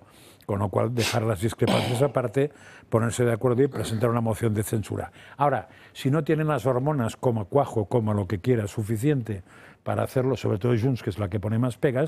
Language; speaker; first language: Spanish; native; Spanish